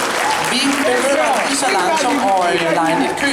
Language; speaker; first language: Danish; native; Danish